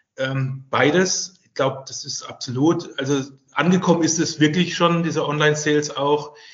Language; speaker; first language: German; native; German